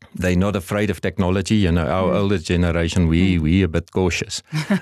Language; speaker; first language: English; non-native, local second language; Afrikaans